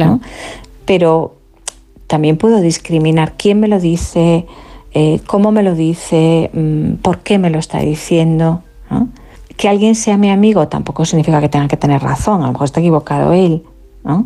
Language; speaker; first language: Spanish; native; Spanish